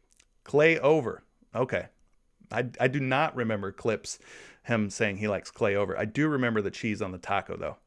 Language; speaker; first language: English; native; English